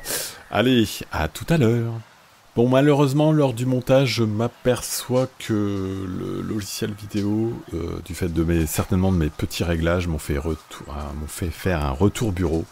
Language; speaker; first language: French; native; French